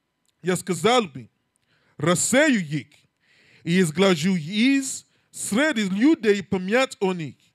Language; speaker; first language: Russian; non-native, learner; English